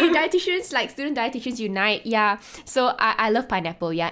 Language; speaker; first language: English; non-native, local second language; Chinese